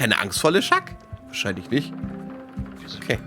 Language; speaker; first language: German; native; German